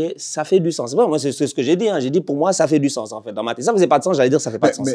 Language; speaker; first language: French; non-native, local second language; Wolof